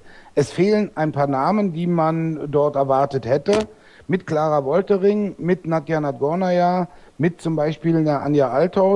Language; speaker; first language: German; native; German